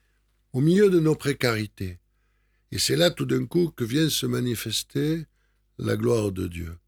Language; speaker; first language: French; native; French